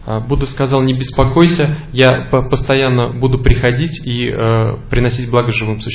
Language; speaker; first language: Russian; native; Russian